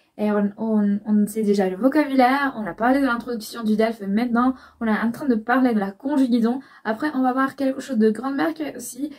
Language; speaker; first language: French; non-native, fluent; Spanish